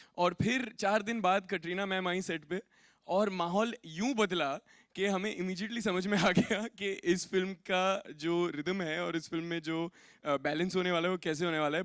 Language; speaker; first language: Hindi; native; Hindi